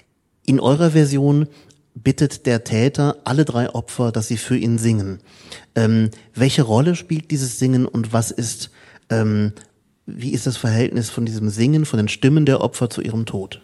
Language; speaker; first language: German; native; German